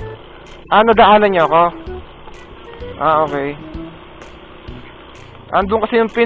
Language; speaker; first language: Filipino; native; Filipino